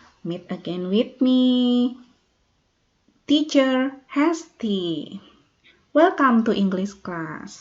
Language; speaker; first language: English; non-native, fluent; Indonesian